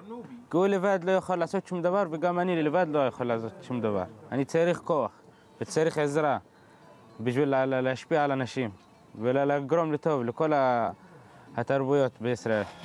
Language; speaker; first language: Hebrew; non-native, local second language; Arabic